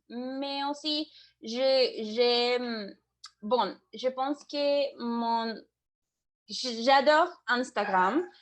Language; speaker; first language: French; non-native, learner; Spanish